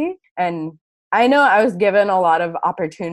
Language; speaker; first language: English; native; English